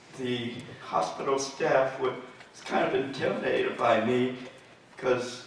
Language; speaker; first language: English; native; English